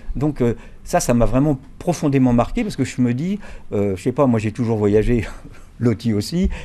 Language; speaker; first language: French; native; French